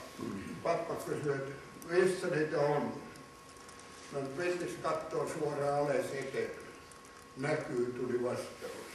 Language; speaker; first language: Finnish; native; Finnish